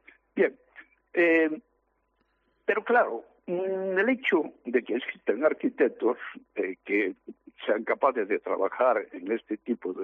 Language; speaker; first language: Spanish; native; Spanish